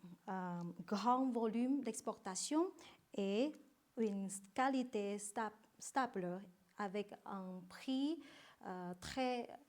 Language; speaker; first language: French; non-native, learner; Vietnamese